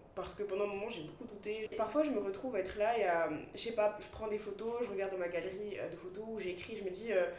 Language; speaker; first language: French; native; French